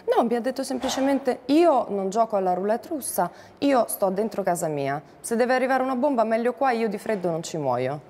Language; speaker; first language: Italian; non-native, fluent; Ukrainian